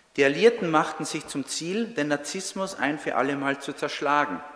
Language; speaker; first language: German; native; German